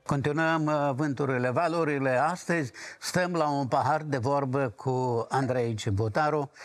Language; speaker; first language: Romanian; native; Romanian